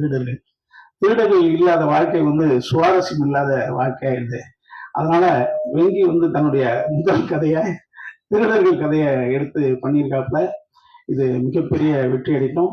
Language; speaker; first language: Tamil; native; Tamil